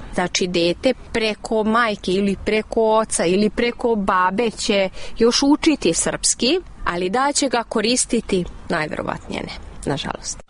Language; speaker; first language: Serbian; non-native, local second language; Hungarian